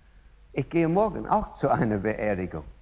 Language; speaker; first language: German; non-native, fluent; English